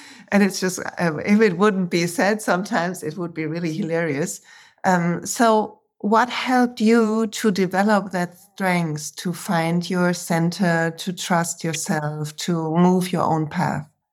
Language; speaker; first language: English; non-native, fluent; German